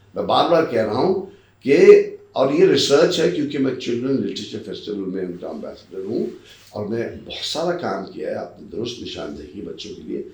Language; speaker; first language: Urdu; native; Urdu